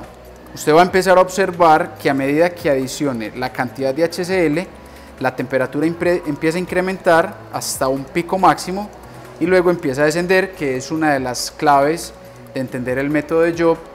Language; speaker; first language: Spanish; native; Spanish